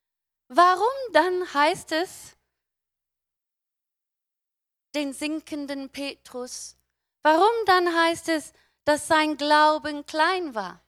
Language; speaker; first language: German; non-native, fluent; English